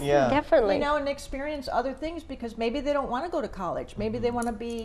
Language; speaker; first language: English; native; English